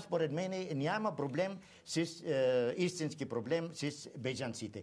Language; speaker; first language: Bulgarian; non-native, fluent; Arabic